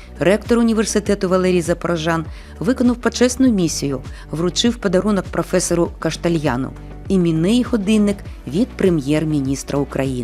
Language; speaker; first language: Ukrainian; native; Ukrainian